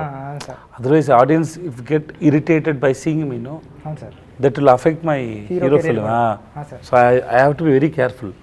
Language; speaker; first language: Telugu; non-native, learner; Tamil